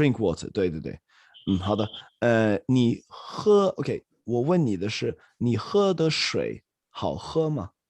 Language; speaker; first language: Chinese; non-native, fluent; Swedish